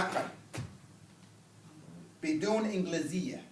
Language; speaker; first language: Arabic; non-native, fluent; English